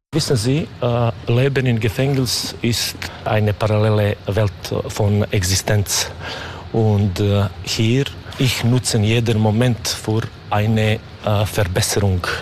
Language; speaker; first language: German; non-native, learner; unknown